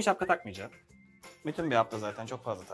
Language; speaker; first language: Turkish; native; Turkish